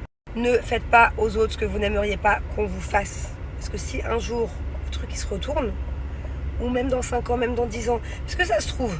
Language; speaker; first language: French; native; French